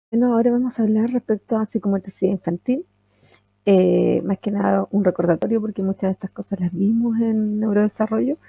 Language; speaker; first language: Spanish; native; Spanish